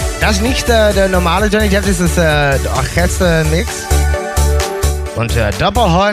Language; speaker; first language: German; non-native, learner; Dutch